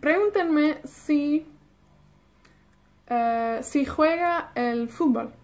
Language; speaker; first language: Spanish; non-native, fluent; Welsh